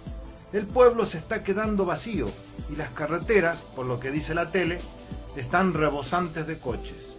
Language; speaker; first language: Spanish; native; Spanish